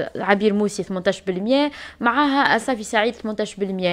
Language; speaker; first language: Arabic; native; Arabic